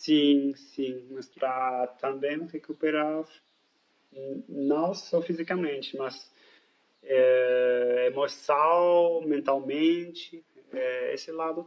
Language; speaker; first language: Portuguese; non-native, fluent; French